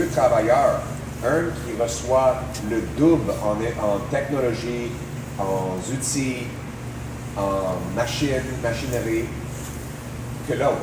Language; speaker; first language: French; non-native, local second language; English